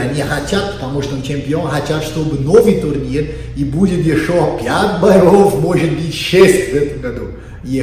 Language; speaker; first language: Russian; non-native, learner; Portuguese